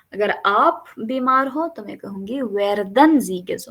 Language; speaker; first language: German; non-native, fluent; Urdu